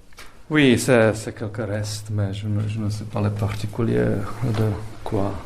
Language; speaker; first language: French; non-native, fluent; Czech